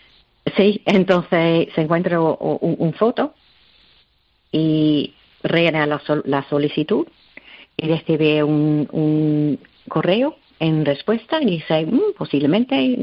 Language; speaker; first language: Spanish; non-native, learner; English